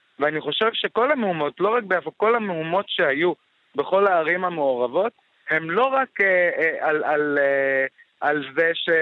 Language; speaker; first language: Hebrew; non-native, local second language; Arabic